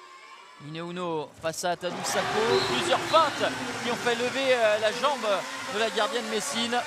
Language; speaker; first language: French; native; French